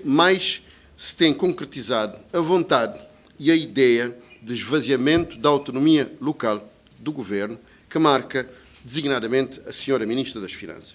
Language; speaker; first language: Portuguese; native; Portuguese